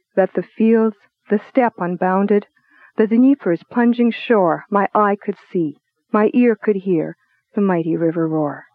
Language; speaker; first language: English; native; English